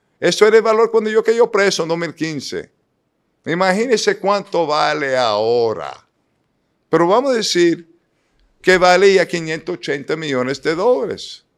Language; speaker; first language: Spanish; non-native, fluent; Italian